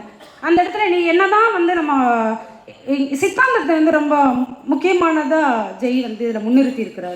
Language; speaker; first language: Tamil; native; Tamil